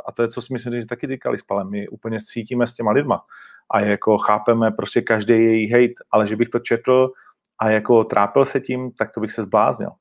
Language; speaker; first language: Czech; native; Czech